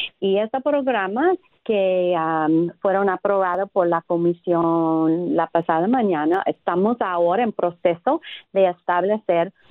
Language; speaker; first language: Spanish; non-native, fluent; English